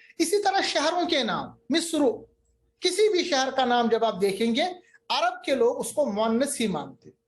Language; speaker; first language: Urdu; native; Urdu